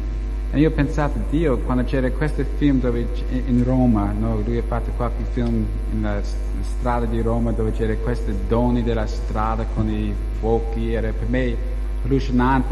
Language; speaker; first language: Italian; non-native, learner; English